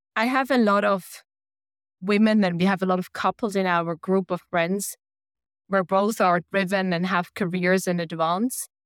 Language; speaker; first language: English; non-native, fluent; German